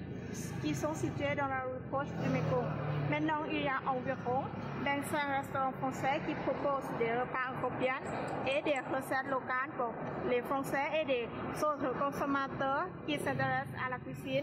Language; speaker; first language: French; non-native, learner; Lao